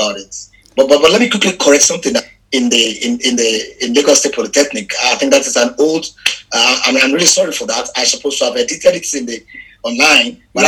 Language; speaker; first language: English; non-native, local second language; Yoruba